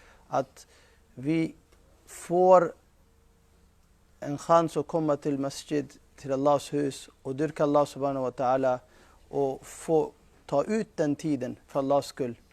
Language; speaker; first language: Swedish; non-native, fluent; Urdu